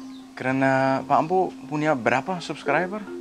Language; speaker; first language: Indonesian; non-native, learner; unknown